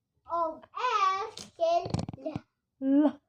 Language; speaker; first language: English; non-native, learner; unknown